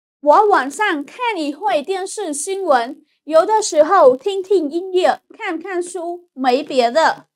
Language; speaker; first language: Chinese; non-native, fluent; Khmer